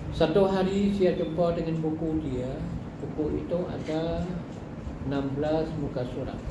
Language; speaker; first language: Malay; non-native, fluent; Eastern Cham